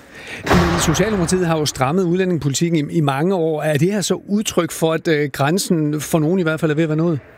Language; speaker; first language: Danish; native; Danish